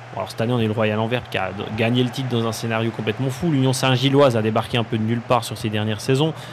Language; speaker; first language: French; native; French